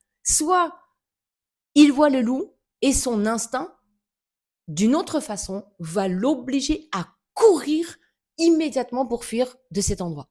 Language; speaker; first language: French; native; French